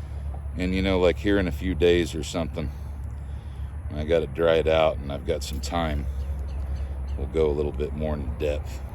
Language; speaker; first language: English; native; English